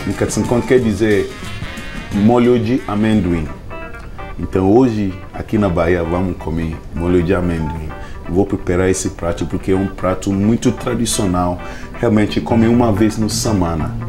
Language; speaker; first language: Portuguese; non-native, learner; Akan